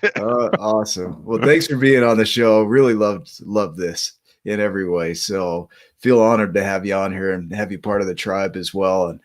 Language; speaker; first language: English; native; English